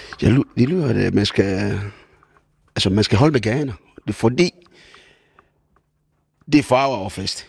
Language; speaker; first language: Danish; non-native, fluent; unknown